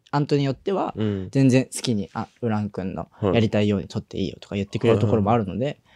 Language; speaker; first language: Japanese; native; Japanese